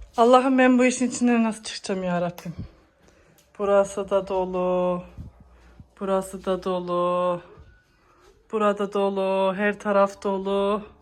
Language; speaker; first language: Turkish; early bilingual, heritage; Turkish